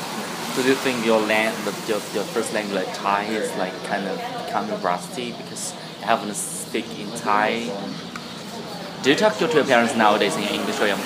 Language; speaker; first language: English; non-native, fluent; Chinese